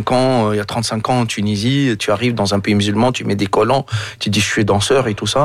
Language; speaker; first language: French; non-native, local second language; Arabic